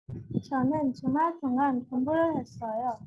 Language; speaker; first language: Korean; non-native, learner; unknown